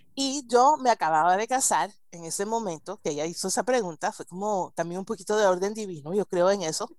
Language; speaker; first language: Spanish; early bilingual, heritage; Spanish